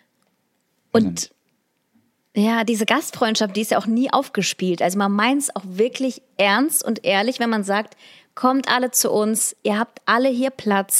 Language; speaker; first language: German; early bilingual, other home language; Russian